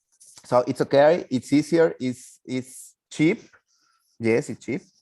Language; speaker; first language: English; non-native, fluent; Spanish